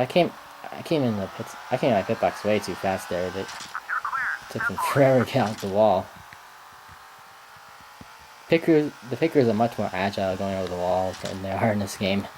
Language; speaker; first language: English; native; English